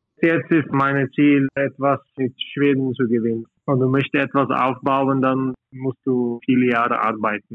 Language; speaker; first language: German; non-native, learner; Norwegian